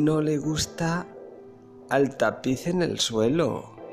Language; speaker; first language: Spanish; non-native, learner; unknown